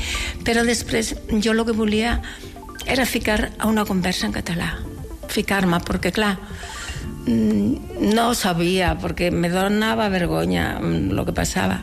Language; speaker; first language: Catalan; non-native, local second language; Galician